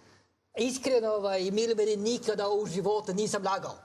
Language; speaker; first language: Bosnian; non-native, fluent; Norwegian